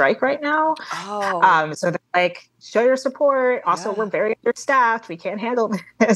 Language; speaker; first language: English; native; English